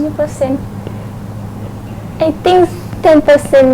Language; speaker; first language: English; non-native, learner; Thai